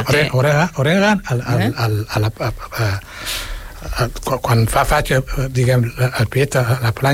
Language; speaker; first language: Catalan; non-native, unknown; Wolof